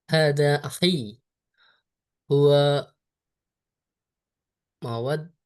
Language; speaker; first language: Arabic; non-native, learner; Indonesian